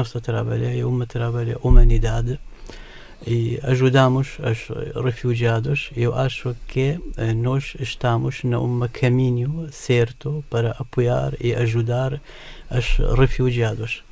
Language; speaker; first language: Portuguese; non-native, learner; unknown